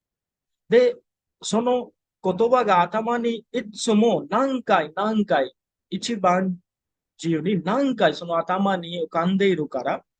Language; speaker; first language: Japanese; non-native, fluent; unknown